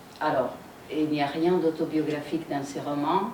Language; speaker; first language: French; non-native, fluent; Italian